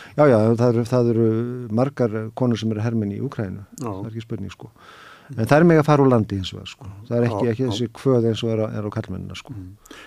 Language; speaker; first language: Icelandic; native; Icelandic